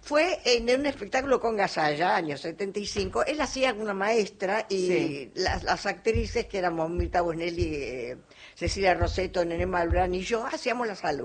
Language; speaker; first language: Spanish; native; Spanish